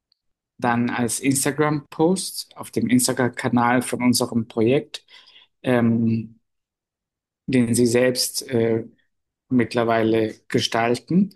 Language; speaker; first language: German; non-native, fluent; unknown